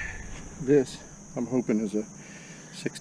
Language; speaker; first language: English; native; English